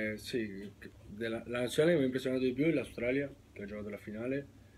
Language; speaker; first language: Italian; non-native, learner; Spanish